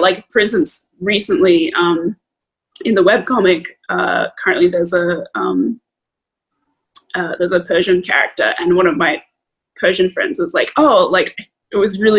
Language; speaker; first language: English; native; English